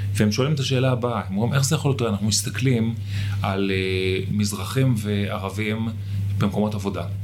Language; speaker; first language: Hebrew; native; Hebrew